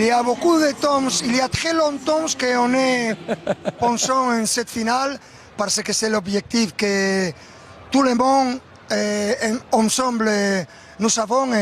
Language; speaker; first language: French; non-native, learner; Spanish